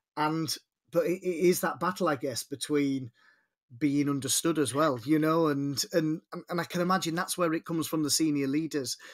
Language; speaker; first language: English; native; English